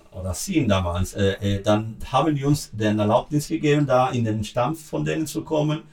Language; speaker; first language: German; non-native, learner; Spanish